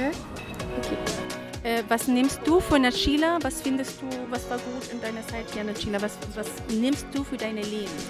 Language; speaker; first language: German; non-native, learner; Spanish